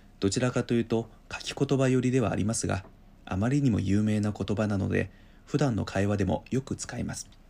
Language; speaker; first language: Japanese; non-native, fluent; Chinese